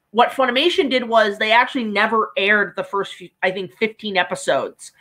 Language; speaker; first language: English; native; English